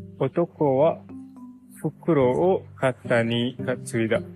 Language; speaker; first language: Japanese; non-native, learner; English